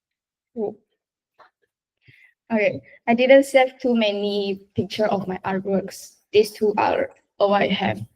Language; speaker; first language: English; non-native, local second language; Chinese